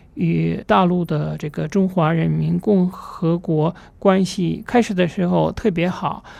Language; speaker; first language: Chinese; non-native, fluent; Russian